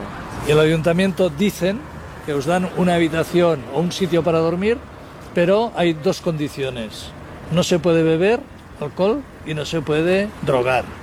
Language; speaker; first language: Spanish; native; Spanish